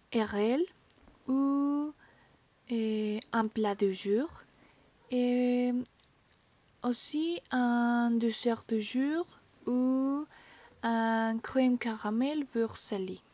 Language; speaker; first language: French; non-native, learner; Spanish